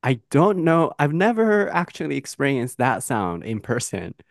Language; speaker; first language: English; non-native, fluent; Japanese